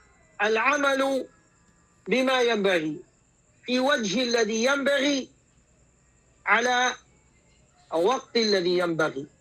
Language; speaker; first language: Arabic; non-native, fluent; Filipino